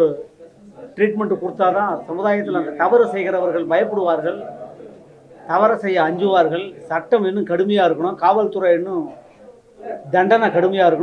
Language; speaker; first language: Tamil; native; Tamil